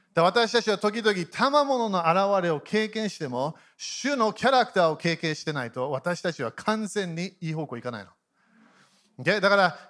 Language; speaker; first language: Japanese; native; Japanese